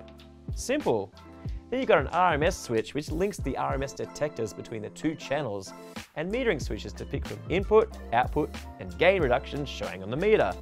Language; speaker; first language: English; native; English